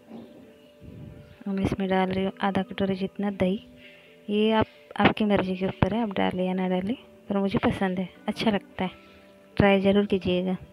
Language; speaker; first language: Hindi; non-native, local second language; Marathi